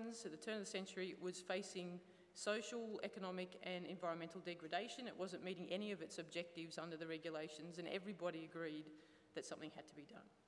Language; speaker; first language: English; native; English